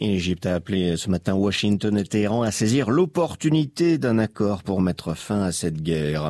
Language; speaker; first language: French; native; French